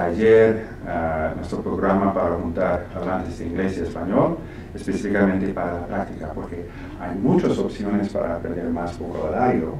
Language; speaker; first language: Spanish; non-native, fluent; English